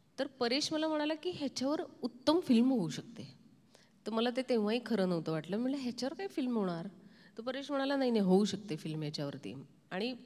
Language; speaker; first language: Marathi; native; Marathi